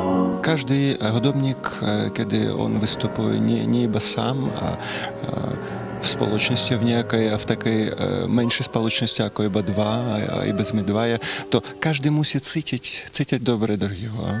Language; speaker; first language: Slovak; non-native, learner; Russian